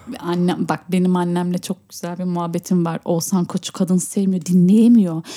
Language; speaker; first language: Turkish; early bilingual, heritage; Turkish